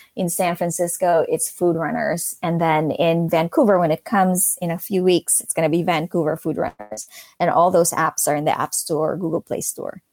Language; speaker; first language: English; non-native, local second language; Filipino